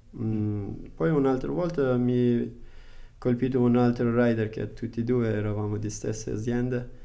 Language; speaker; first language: Italian; non-native, learner; Persian